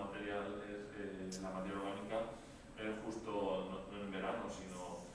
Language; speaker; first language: Spanish; native; Spanish